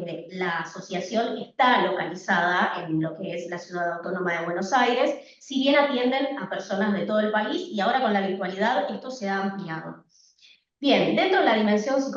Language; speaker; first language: Spanish; native; Spanish